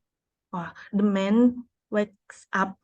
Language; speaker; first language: English; non-native, learner; Indonesian